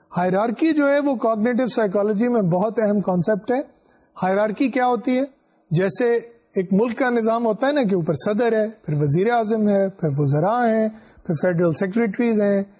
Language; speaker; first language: Urdu; non-native, local second language; Punjabi